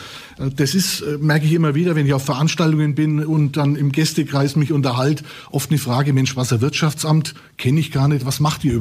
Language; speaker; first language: German; native; German